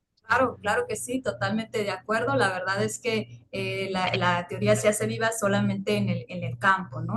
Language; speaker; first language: Spanish; native; Spanish